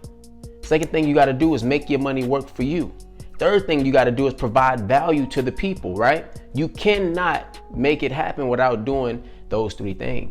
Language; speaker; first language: English; native; English